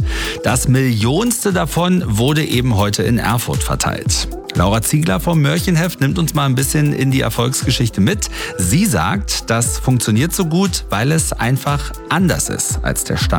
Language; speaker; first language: German; native; German